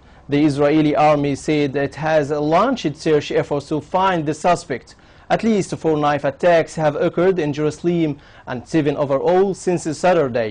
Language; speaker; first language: English; non-native, local second language; Arabic